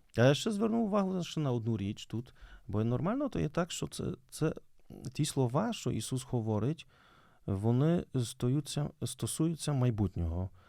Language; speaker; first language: Ukrainian; native; Ukrainian